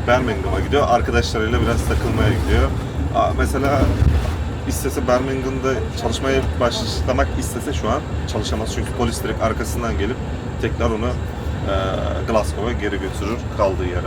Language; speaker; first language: Turkish; native; Turkish